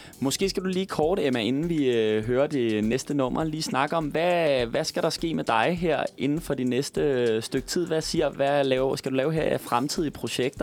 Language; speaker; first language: Danish; native; Danish